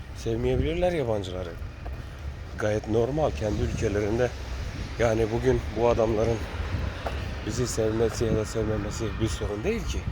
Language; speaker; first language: Turkish; early bilingual, heritage; Turkish